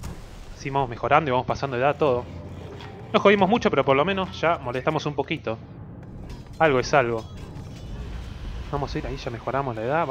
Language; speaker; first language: Spanish; native; Spanish